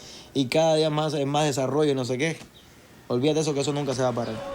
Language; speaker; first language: Spanish; native; Spanish